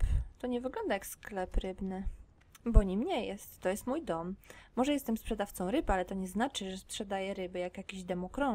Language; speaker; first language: Polish; native; Polish